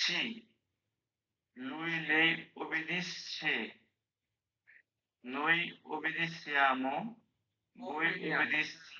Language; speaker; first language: Italian; non-native, learner; Bangla